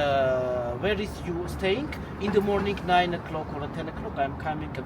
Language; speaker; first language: English; non-native, learner; Armenian